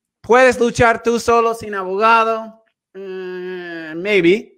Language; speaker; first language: Spanish; non-native, fluent; English